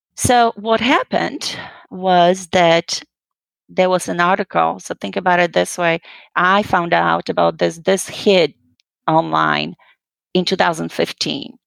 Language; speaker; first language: English; non-native, fluent; Polish